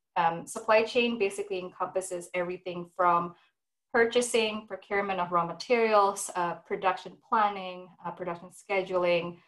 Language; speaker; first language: English; non-native, fluent; Indonesian